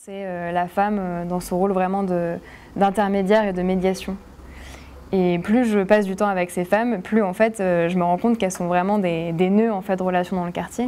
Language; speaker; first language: French; native; French